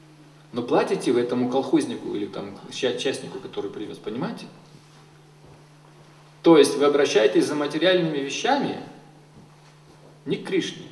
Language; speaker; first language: Russian; native; Russian